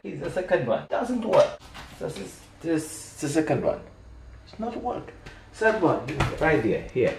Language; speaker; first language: English; non-native, learner; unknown